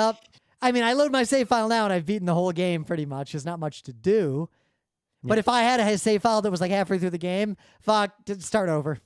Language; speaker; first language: English; native; English